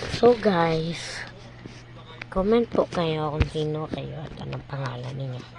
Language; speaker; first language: Filipino; non-native, local second language; Cebuano